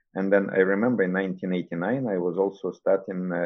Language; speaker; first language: English; non-native, fluent; Russian